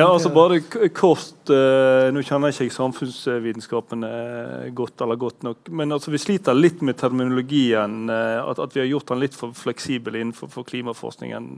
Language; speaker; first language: Norwegian; native; Norwegian